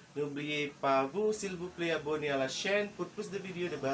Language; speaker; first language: French; non-native, learner; Indonesian